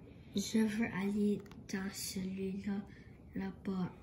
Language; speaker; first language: French; non-native, learner; English